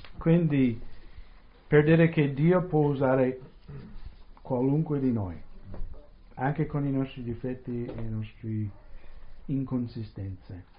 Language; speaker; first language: Italian; non-native, fluent; English